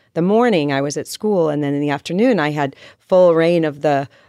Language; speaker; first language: English; native; English